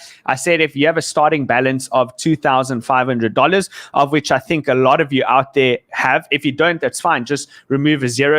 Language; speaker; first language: English; native; English